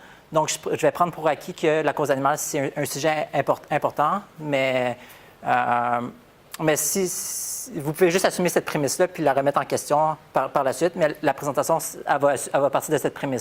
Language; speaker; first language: French; native; French